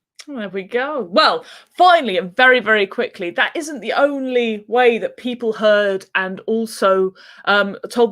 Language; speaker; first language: English; native; English